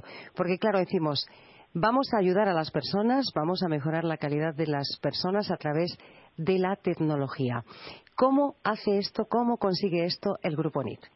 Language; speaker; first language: Spanish; native; Spanish